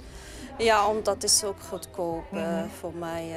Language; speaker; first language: Dutch; non-native, learner; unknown